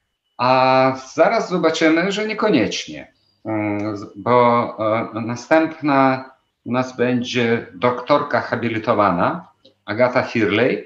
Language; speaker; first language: Polish; non-native, fluent; Ukrainian